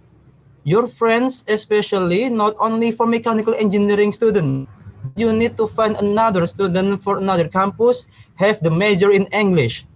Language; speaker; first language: English; non-native, learner; Indonesian